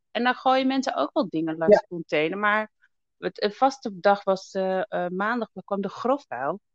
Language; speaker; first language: Dutch; native; Dutch